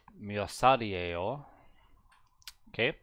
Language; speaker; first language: Korean; non-native, learner; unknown